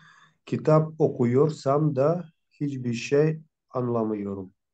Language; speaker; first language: Turkish; non-native, learner; Russian